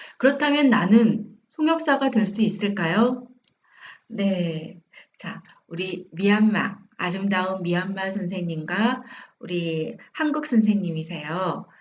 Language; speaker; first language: Korean; native; Korean